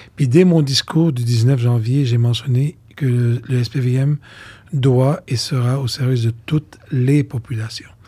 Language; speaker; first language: French; non-native, local second language; Arabic